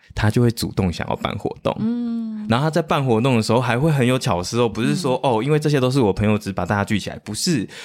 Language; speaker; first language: Chinese; native; Chinese